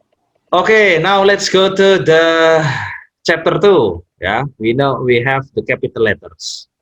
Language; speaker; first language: English; non-native, fluent; Indonesian